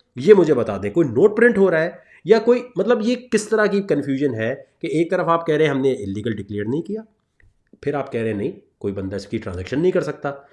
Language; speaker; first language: Urdu; native; Urdu